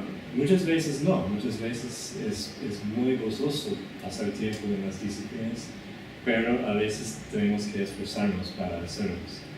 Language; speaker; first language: Spanish; non-native, fluent; English